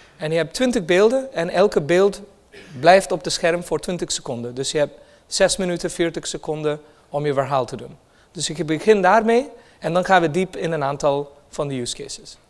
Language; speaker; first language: Dutch; non-native, fluent; Hindi